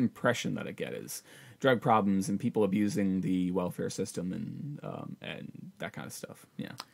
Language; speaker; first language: English; native; English